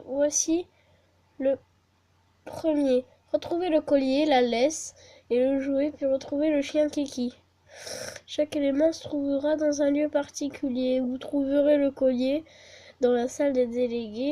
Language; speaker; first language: French; native; French